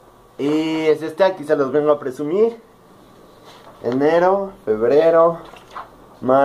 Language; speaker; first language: Spanish; native; Spanish